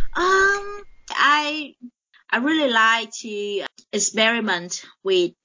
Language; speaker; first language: English; non-native, fluent; Vietnamese